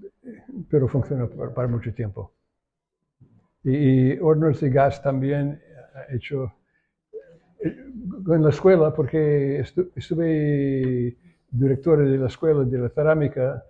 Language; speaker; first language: Spanish; non-native, learner; English